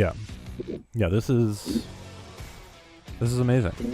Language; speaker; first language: English; native; English